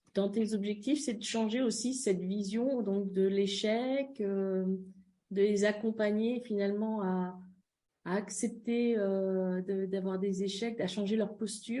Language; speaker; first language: French; native; French